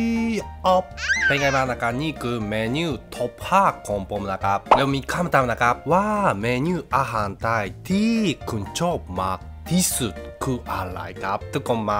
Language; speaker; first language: Thai; non-native, learner; Japanese